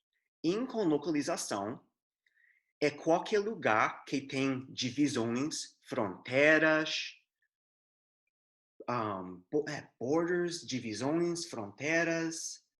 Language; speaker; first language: Portuguese; non-native, fluent; English